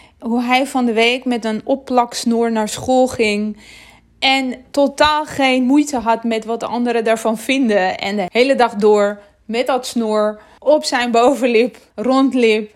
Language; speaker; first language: Dutch; non-native, fluent; Armenian